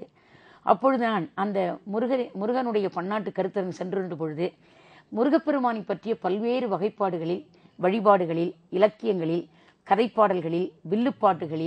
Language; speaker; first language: Tamil; native; Tamil